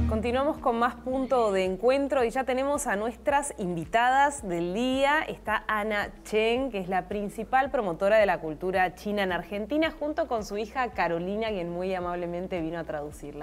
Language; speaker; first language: Spanish; native; Spanish